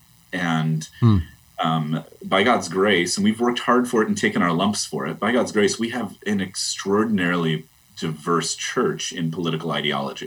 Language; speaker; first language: English; native; English